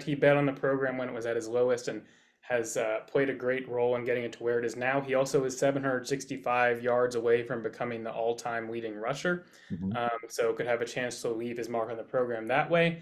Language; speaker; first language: English; native; English